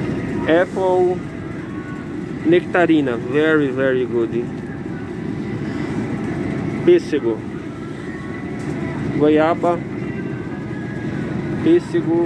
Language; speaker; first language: English; non-native, learner; Portuguese